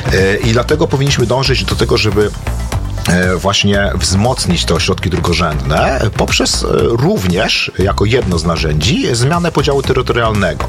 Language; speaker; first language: Polish; native; Polish